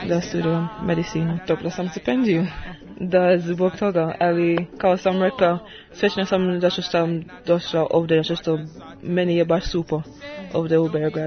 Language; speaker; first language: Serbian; non-native, learner; English